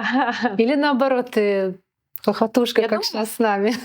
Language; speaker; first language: Russian; native; Russian